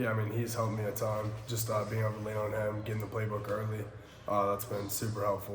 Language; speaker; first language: English; native; English